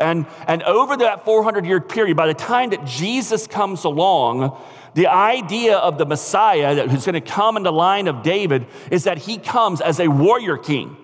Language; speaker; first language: English; native; English